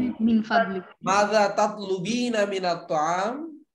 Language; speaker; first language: Arabic; non-native, fluent; Bangla